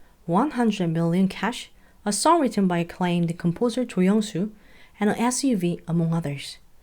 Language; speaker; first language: English; non-native, fluent; Korean